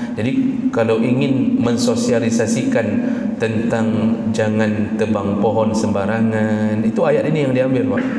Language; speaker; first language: Malay; non-native, local second language; Achinese